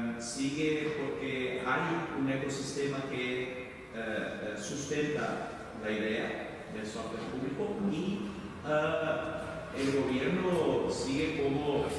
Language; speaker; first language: Spanish; non-native, fluent; Portuguese